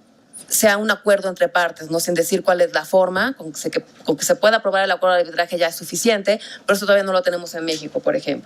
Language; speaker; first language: Spanish; native; Spanish